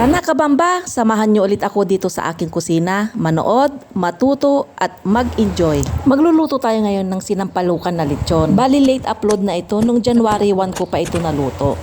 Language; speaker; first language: Filipino; non-native, local second language; Iloko